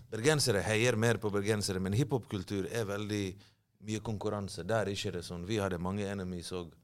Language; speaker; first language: Norwegian; early bilingual, other home language; Bosnian